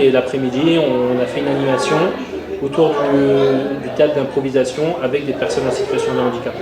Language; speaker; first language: French; native; French